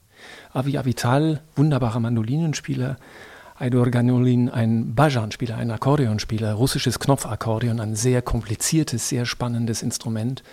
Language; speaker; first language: German; native; German